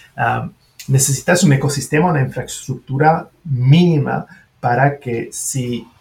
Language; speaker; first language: Spanish; non-native, fluent; French